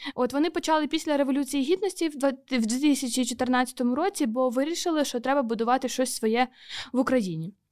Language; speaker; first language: Ukrainian; native; Ukrainian